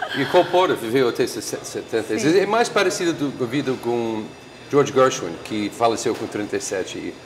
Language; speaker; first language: Portuguese; non-native, fluent; English